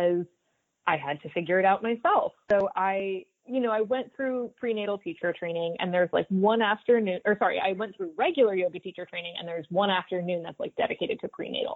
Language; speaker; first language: English; native; English